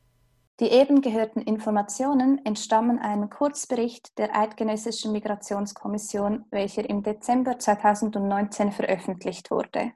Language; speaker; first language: German; native; German